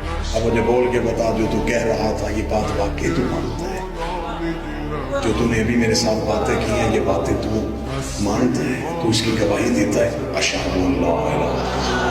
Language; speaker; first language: Urdu; native; Urdu